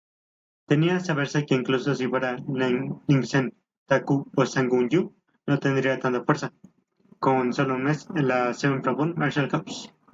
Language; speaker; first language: Spanish; native; Spanish